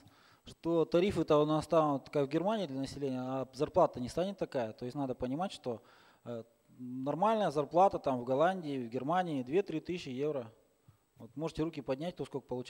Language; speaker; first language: Russian; native; Russian